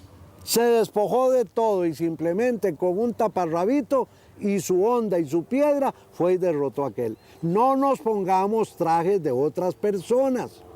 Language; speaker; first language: Spanish; native; Spanish